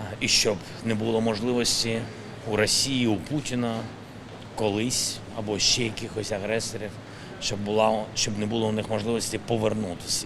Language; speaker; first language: Ukrainian; non-native, local second language; Russian